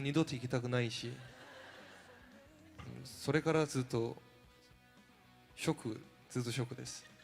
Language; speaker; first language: Japanese; non-native, fluent; Korean